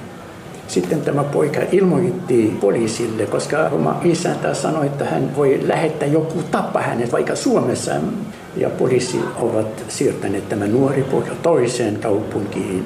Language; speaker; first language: Finnish; non-native, learner; Arabic